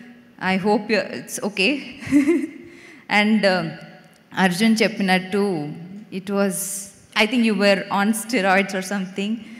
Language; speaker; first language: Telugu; non-native, learner; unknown